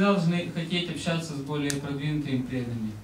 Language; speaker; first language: Russian; native; Russian